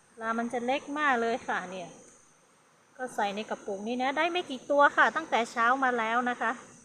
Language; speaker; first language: Thai; non-native, local second language; Hmong